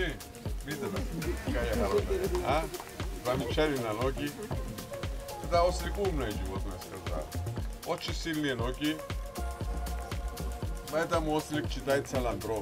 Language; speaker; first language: Russian; non-native, learner; Greek